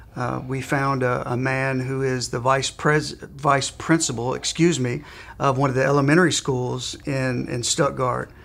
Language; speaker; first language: English; native; English